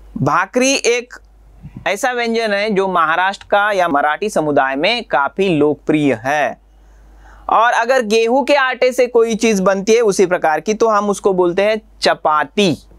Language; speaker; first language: Hindi; non-native, local second language; Marathi